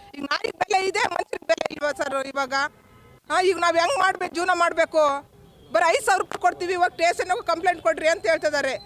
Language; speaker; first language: Kannada; native; Kannada